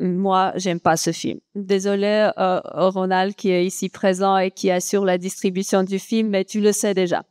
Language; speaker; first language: French; non-native, fluent; Armenian